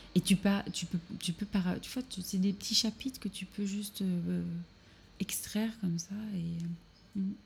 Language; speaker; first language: French; native; French